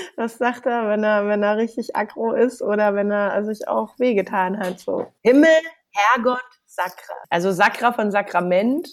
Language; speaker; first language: German; native; German